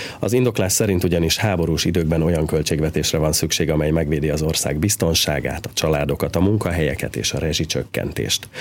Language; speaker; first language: Hungarian; native; Hungarian